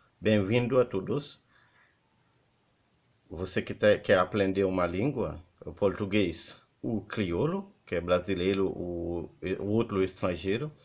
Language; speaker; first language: Portuguese; non-native, fluent; Haitian Creole